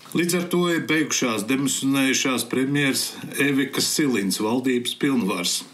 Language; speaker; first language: Latvian; early bilingual, heritage; Latvian